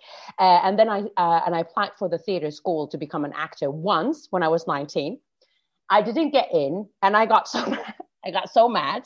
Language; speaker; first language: English; non-native, fluent; Finnish